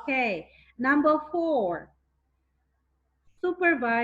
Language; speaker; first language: English; non-native, fluent; Thai